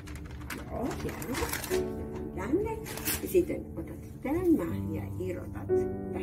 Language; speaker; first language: Finnish; non-native, fluent; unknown